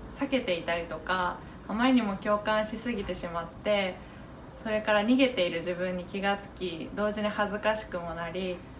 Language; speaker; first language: Japanese; native; Japanese